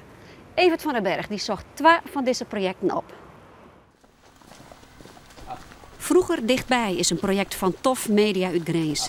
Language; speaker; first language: Dutch; non-native, local second language; Western Frisian